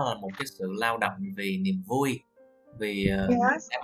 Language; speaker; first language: Vietnamese; native; Vietnamese